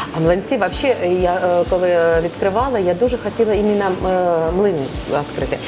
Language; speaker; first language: Ukrainian; non-native, local second language; Russian